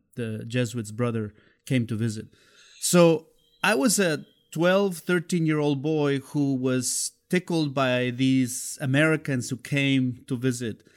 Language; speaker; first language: English; non-native, fluent; Spanish